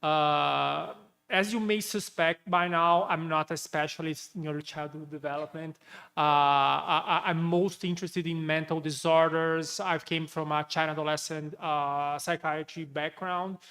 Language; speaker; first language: English; non-native, fluent; Portuguese